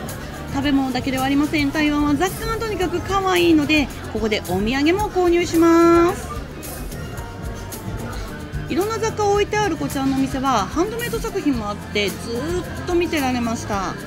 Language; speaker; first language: Japanese; native; Japanese